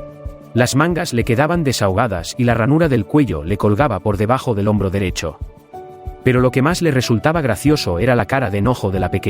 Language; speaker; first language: Spanish; native; Spanish